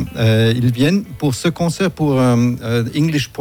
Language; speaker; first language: French; non-native, fluent; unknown